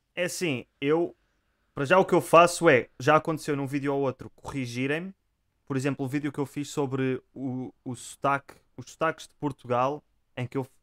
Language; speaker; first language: Portuguese; native; Portuguese